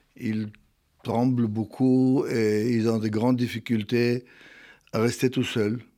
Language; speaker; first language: French; non-native, fluent; Hebrew